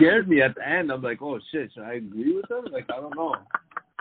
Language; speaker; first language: English; native; English